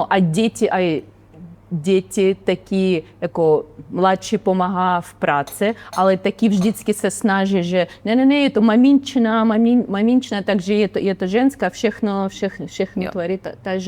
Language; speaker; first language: Czech; non-native, learner; Ukrainian